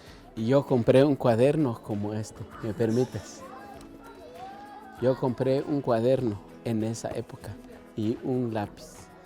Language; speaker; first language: Spanish; non-native, local second language; Kʼicheʼ